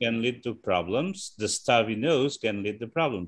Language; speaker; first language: English; non-native, fluent; Indonesian